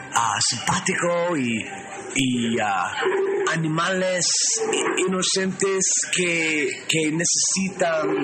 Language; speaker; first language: Spanish; non-native, learner; English